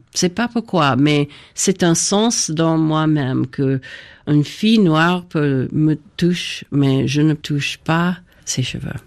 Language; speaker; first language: French; non-native, fluent; English